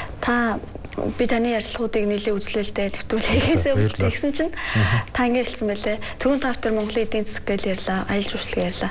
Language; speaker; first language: Mongolian; native; Mongolian